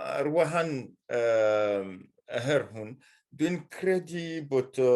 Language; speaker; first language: Welsh; non-native, fluent; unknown